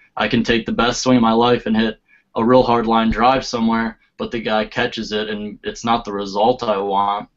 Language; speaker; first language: English; native; English